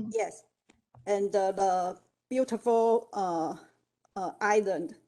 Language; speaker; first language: English; non-native, learner; Chinese